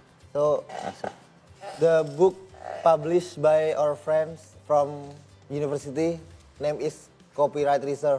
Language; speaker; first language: English; non-native, learner; Indonesian